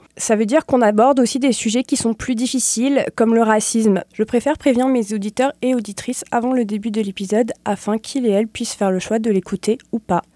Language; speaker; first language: French; native; French